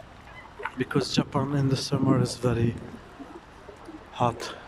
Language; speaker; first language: English; non-native, learner; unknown